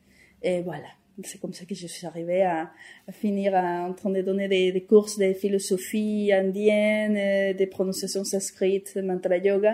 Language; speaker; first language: French; non-native, fluent; Spanish